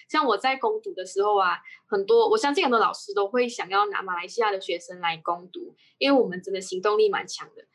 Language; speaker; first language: Chinese; native; Chinese